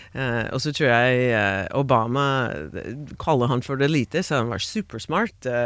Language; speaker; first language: Norwegian; non-native, fluent; English